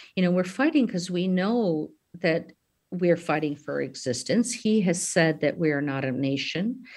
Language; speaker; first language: English; native; English